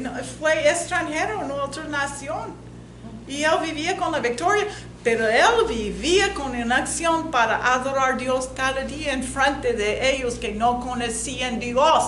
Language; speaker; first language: Spanish; non-native, learner; English